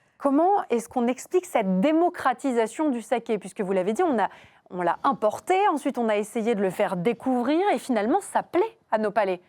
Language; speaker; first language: French; native; French